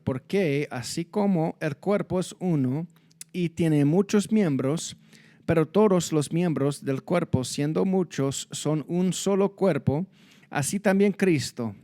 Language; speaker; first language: Spanish; non-native, fluent; English